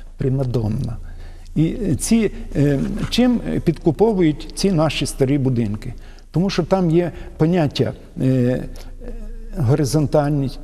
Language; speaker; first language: Ukrainian; native; Ukrainian